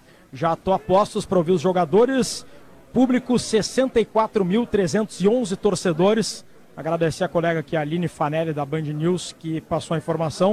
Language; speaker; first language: Portuguese; native; Portuguese